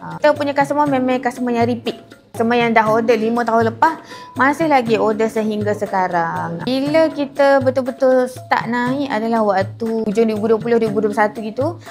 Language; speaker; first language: Malay; native; Malay